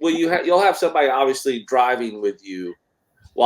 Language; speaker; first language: English; native; English